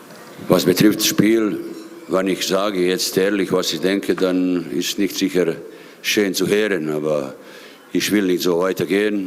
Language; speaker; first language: German; non-native, fluent; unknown